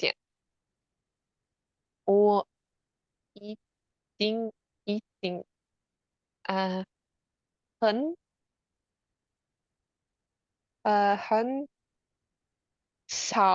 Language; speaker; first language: Chinese; non-native, learner; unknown